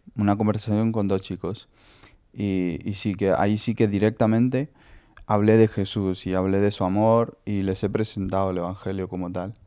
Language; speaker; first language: Spanish; native; Spanish